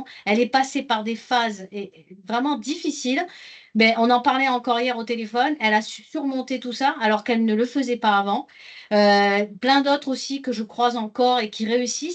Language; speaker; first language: French; native; French